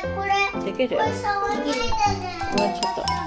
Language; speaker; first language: Japanese; non-native, learner; Filipino